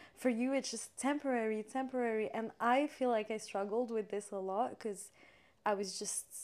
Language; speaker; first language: English; non-native, fluent; French